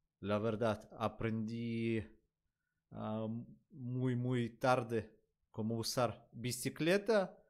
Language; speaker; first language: Spanish; non-native, learner; Russian